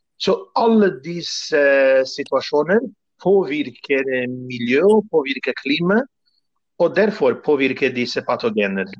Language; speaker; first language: Norwegian; non-native, fluent; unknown